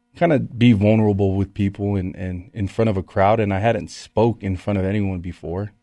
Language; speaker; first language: English; native; English